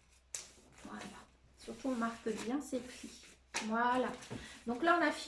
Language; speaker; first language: French; native; French